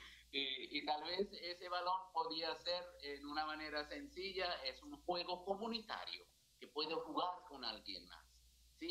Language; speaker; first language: Spanish; non-native, fluent; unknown